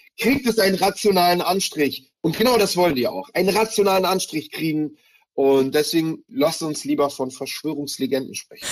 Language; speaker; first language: German; early bilingual, other home language; Hebrew